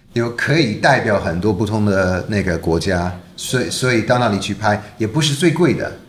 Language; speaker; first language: Chinese; non-native, fluent; English